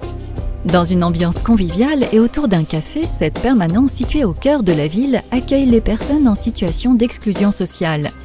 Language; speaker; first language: French; native; French